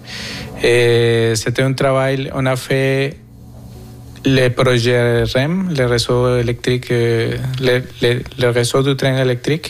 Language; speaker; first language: French; non-native, fluent; Spanish